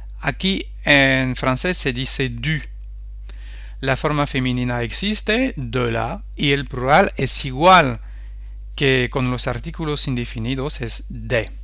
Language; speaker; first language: Spanish; non-native, fluent; French